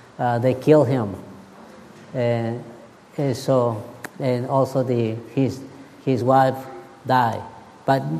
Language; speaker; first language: English; non-native, learner; Spanish